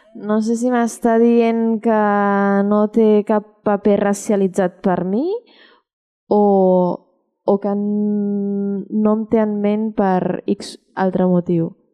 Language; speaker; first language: Catalan; early bilingual, other home language; Chinese